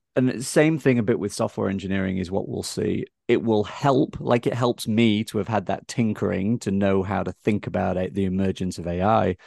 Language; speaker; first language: English; native; English